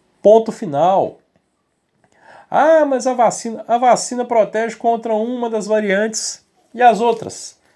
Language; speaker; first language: Portuguese; native; Portuguese